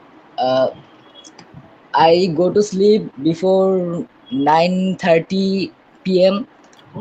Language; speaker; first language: English; non-native, learner; Bangla